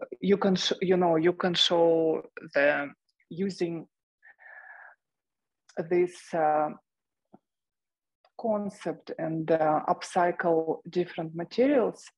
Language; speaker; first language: English; non-native, fluent; Russian